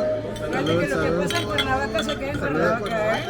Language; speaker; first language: Spanish; native; Spanish